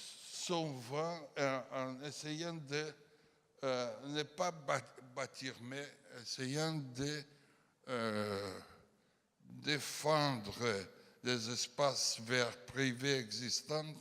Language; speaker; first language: French; non-native, fluent; Portuguese